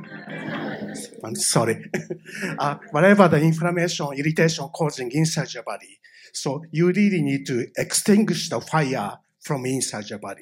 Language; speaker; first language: English; non-native, fluent; Japanese